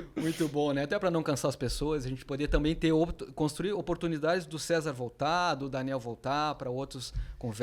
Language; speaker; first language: Portuguese; native; Portuguese